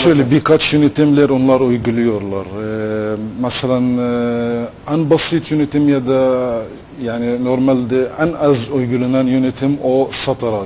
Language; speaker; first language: Turkish; non-native, fluent; Arabic